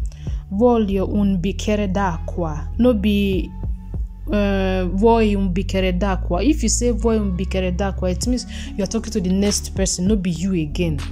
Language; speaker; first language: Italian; non-native, learner; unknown